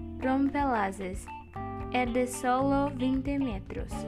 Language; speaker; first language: Spanish; non-native, learner; Portuguese